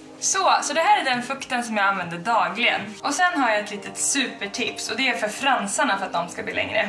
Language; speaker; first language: Swedish; native; Swedish